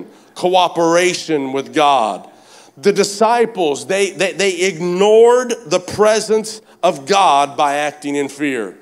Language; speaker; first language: English; native; English